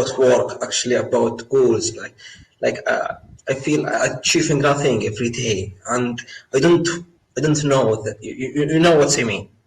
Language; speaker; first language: English; non-native, learner; Arabic